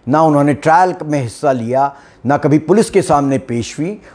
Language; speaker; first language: Hindi; native; Hindi